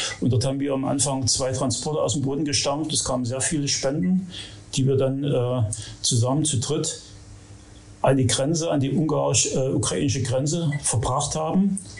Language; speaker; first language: German; native; German